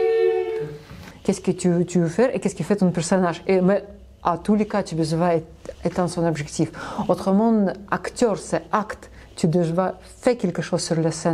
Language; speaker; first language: French; non-native, learner; Russian